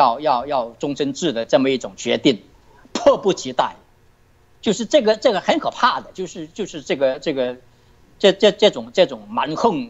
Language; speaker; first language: Chinese; native; Chinese